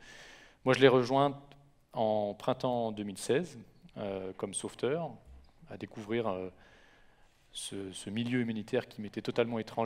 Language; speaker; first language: French; native; French